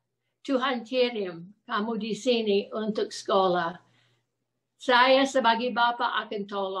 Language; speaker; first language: Indonesian; non-native, fluent; English